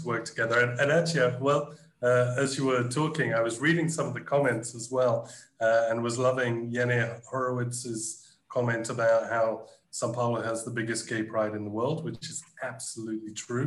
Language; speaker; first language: English; native; English